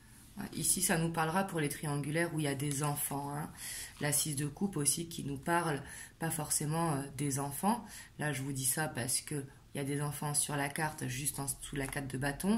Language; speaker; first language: French; native; French